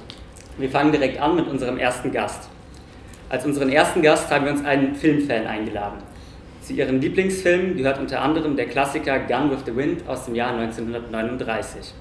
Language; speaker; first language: German; native; German